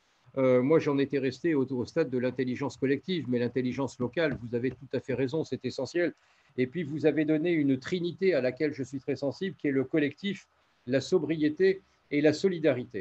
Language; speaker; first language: French; native; French